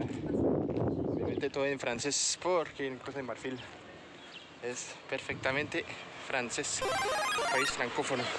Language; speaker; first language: Spanish; non-native, fluent; French